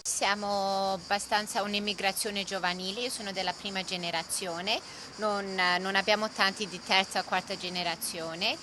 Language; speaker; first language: Italian; early bilingual, heritage; Italian